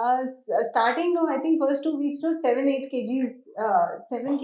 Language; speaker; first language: Telugu; non-native, learner; Hindi